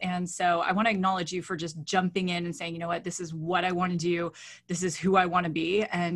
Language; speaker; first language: English; native; English